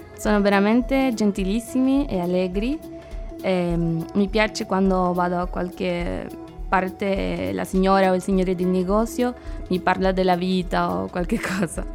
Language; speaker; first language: Italian; non-native, learner; Spanish